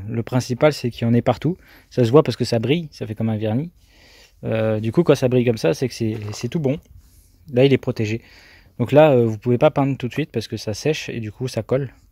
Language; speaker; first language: French; native; French